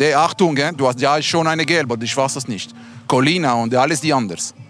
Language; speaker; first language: German; non-native, learner; Italian